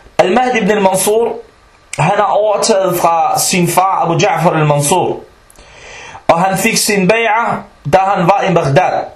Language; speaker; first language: Danish; early bilingual, other home language; Arabic